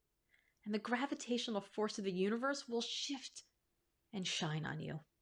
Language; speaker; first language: English; native; English